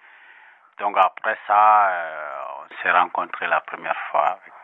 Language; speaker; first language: French; non-native, local second language; Bambara